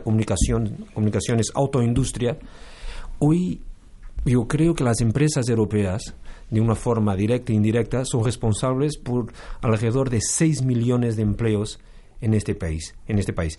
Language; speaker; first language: Spanish; non-native, fluent; Portuguese